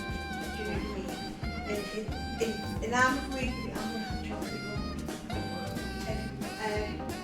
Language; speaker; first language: English; native; English